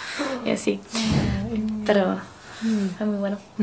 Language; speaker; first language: Spanish; non-native, learner; English